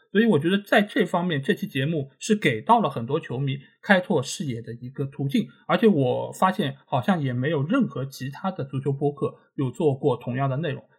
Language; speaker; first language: Chinese; non-native, local second language; Wu Chinese